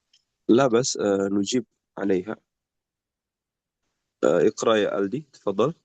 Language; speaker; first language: Arabic; non-native, fluent; Indonesian